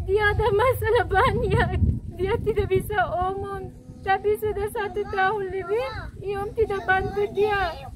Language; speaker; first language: Indonesian; non-native, learner; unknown